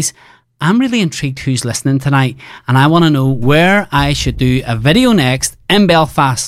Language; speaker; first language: English; native; English